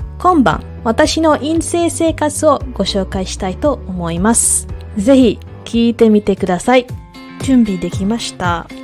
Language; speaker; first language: Japanese; non-native, learner; Malay